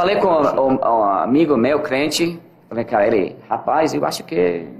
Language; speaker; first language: Portuguese; non-native, learner; English